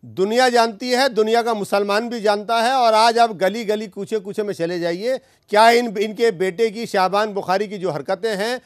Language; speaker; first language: Hindi; native; Hindi